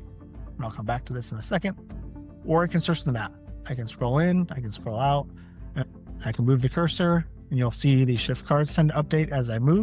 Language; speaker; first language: English; native; English